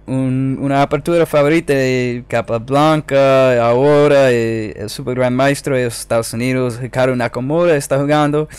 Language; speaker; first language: Spanish; non-native, fluent; English